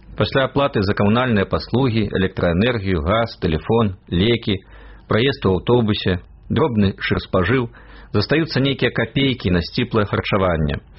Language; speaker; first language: Belarusian; native; Belarusian